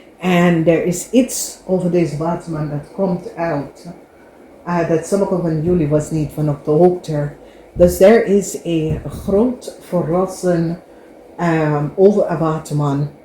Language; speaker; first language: Dutch; non-native, fluent; English